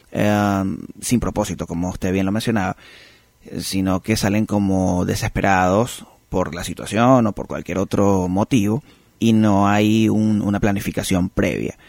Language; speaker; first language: Spanish; native; Spanish